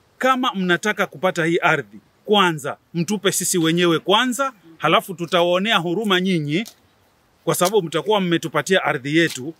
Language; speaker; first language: Swahili; native; Swahili